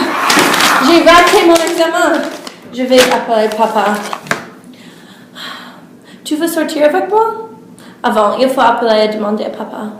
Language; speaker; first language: French; non-native, learner; English